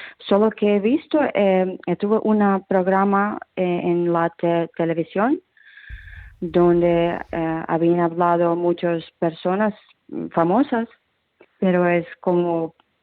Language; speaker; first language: Spanish; non-native, fluent; Ukrainian